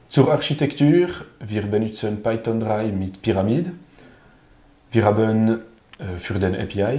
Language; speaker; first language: German; non-native, learner; French